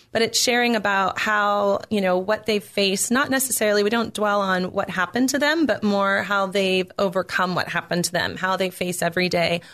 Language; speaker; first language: English; native; English